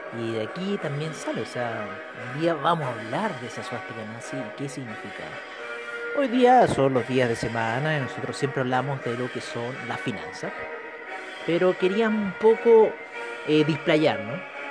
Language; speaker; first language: Spanish; native; Spanish